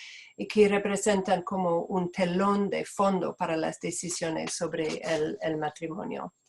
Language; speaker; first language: Spanish; non-native, fluent; Portuguese